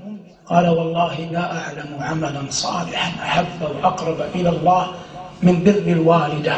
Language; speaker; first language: Arabic; native; Arabic